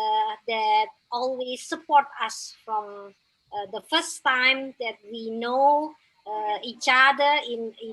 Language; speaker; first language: English; non-native, fluent; Indonesian